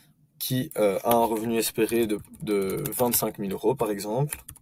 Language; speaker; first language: French; native; French